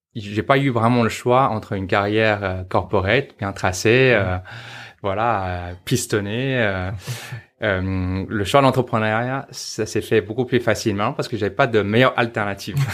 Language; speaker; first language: French; non-native, fluent; Chinese